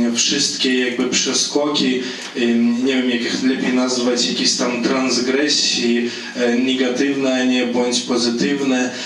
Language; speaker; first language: Polish; non-native, fluent; Belarusian